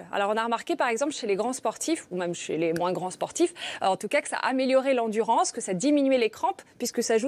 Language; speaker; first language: French; native; French